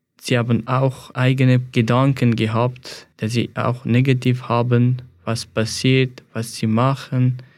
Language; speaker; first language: German; non-native, fluent; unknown